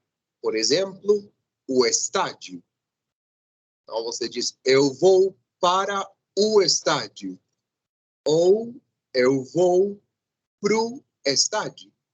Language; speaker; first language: Portuguese; non-native, fluent; Spanish